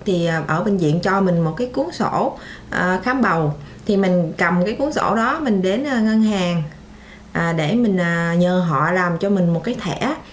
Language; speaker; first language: Vietnamese; native; Vietnamese